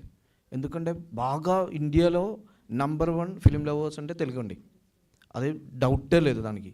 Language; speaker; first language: Telugu; non-native, learner; Malayalam